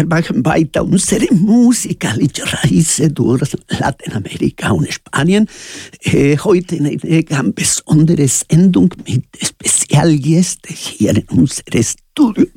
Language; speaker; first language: German; non-native, learner; Spanish